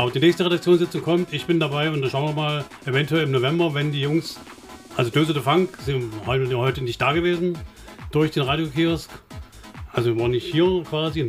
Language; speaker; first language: German; native; German